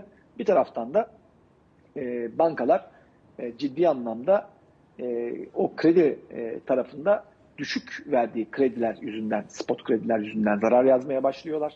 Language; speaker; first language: Turkish; native; Turkish